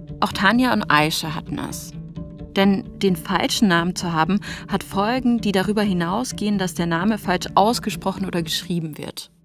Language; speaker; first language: German; native; German